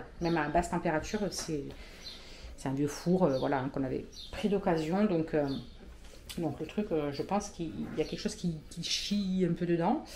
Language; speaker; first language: French; native; French